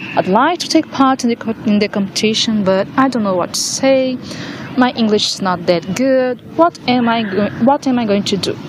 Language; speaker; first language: English; non-native, fluent; Portuguese